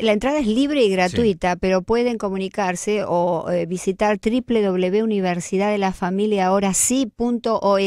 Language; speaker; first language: Spanish; native; Spanish